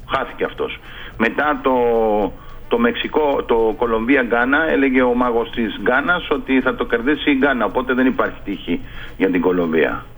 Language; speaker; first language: Greek; non-native, fluent; Spanish